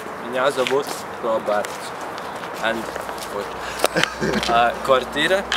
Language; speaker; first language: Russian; non-native, local second language; Latvian